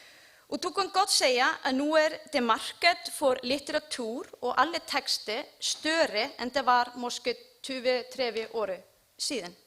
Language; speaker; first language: Danish; non-native, learner; Icelandic